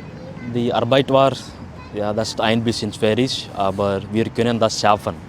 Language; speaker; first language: German; non-native, learner; Kannada